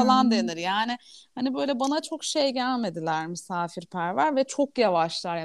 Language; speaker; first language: Turkish; native; Turkish